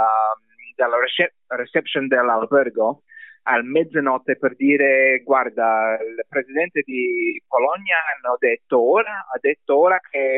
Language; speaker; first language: Italian; non-native, fluent; English